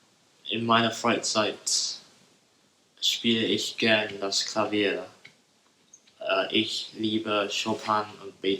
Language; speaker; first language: German; non-native, learner; English